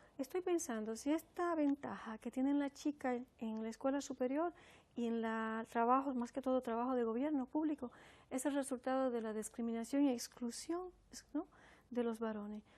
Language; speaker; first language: Spanish; early bilingual, heritage; Spanish